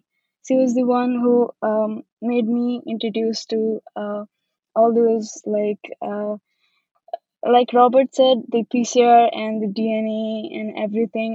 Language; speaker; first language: English; non-native, local second language; Nepali